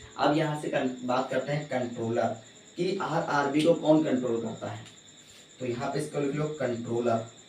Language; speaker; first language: Hindi; native; Hindi